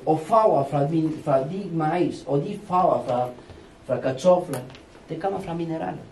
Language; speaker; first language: Danish; non-native, fluent; Spanish